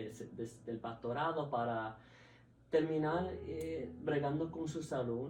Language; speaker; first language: Spanish; early bilingual, heritage; Spanish